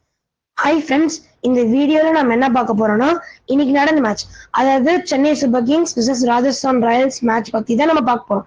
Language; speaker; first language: Tamil; native; Tamil